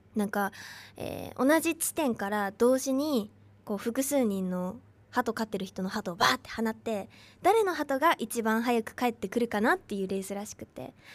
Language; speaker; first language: Japanese; native; Japanese